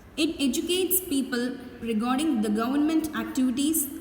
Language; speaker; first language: English; non-native, local second language; Tamil